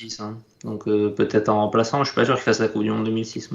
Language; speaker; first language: French; native; French